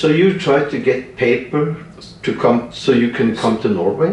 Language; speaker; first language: English; non-native, fluent; Norwegian